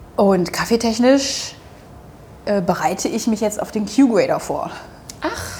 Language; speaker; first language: German; native; German